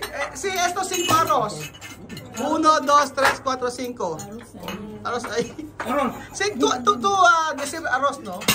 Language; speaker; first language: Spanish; non-native, learner; Filipino